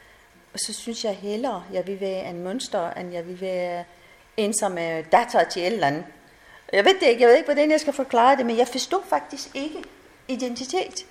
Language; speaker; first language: Danish; non-native, fluent; Persian